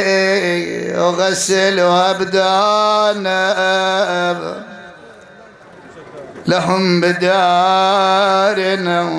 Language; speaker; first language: Arabic; native; Arabic